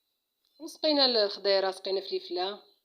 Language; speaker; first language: Arabic; native; Arabic